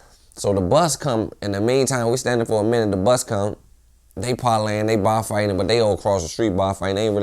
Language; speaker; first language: English; native; English